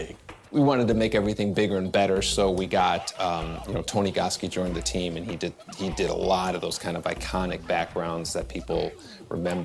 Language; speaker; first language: English; native; English